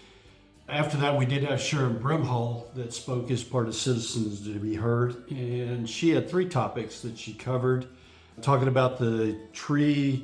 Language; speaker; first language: English; native; English